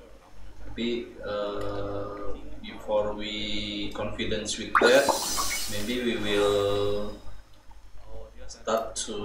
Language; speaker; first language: English; non-native, learner; Indonesian